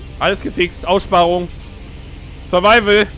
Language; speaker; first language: German; native; German